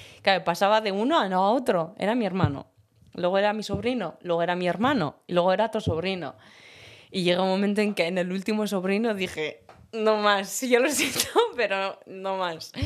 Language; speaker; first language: Spanish; early bilingual, other home language; Berber languages